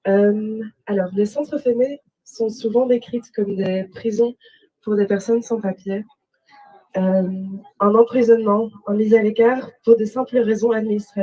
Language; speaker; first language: French; native; French